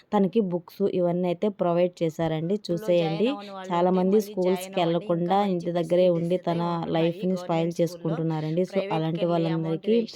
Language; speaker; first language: Telugu; native; Telugu